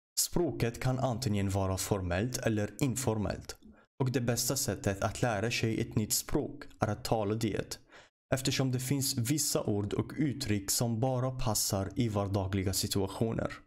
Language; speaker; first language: Swedish; non-native, fluent; Arabic